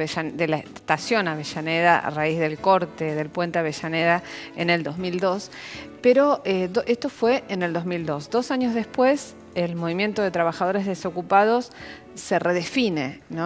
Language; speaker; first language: Spanish; native; Spanish